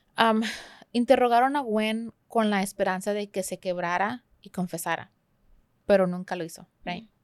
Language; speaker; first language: Spanish; early bilingual, heritage; Spanish